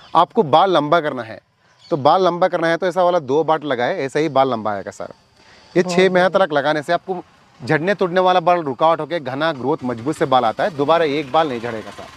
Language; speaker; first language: Hindi; non-native, local second language; Kannada